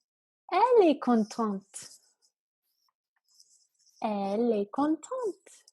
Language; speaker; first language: French; non-native, fluent; English